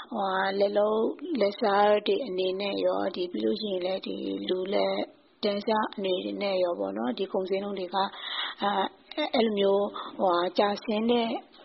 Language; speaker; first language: Burmese; native; Burmese